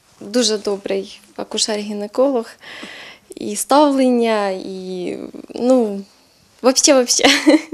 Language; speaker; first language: Ukrainian; non-native, local second language; Russian